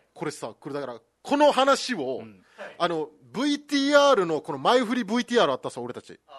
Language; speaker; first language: Japanese; native; Japanese